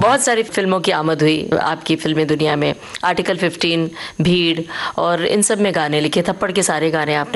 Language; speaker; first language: Hindi; native; Hindi